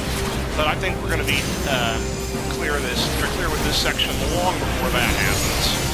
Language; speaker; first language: English; native; English